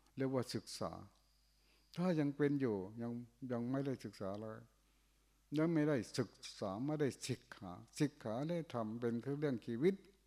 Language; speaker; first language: Thai; non-native, local second language; Northeastern Thai